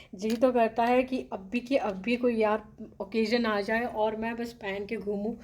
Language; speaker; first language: Hindi; non-native, local second language; Telugu